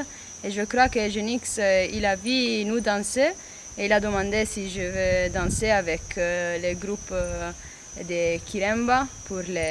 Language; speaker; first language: French; non-native, learner; Italian